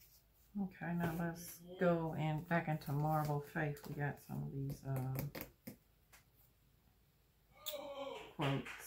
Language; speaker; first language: English; native; English